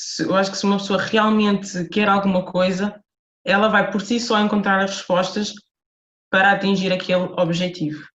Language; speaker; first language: Portuguese; native; Portuguese